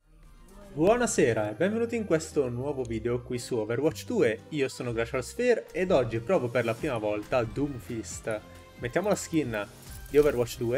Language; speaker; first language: Italian; native; Italian